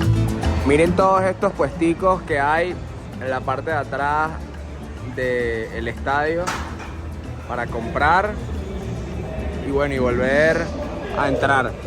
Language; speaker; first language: Spanish; native; Spanish